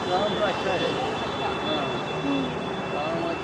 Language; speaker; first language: Hindi; non-native, local second language; Kashmiri